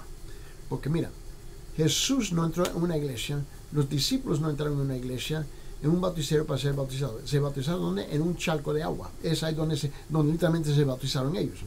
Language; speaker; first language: Spanish; early bilingual, heritage; Spanish